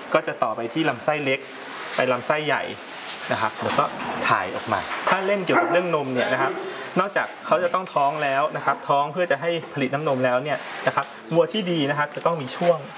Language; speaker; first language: Thai; native; Thai